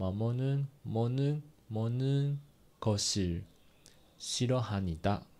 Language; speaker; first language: Korean; non-native, learner; Chinese